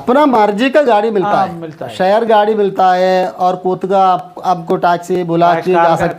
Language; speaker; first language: Hindi; non-native, local second language; Malayalam